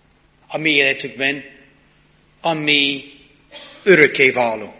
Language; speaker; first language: Hungarian; non-native, learner; English